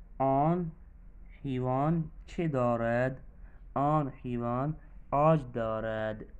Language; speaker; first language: Persian; non-native, fluent; Urdu